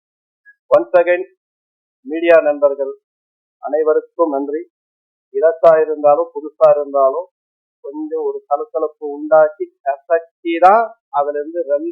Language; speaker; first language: Tamil; native; Tamil